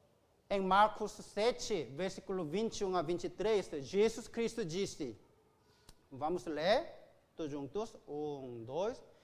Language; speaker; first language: Portuguese; non-native, learner; Korean